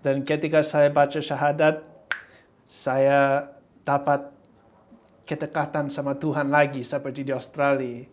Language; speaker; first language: Indonesian; non-native, fluent; English